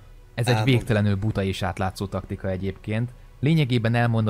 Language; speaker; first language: Hungarian; native; Hungarian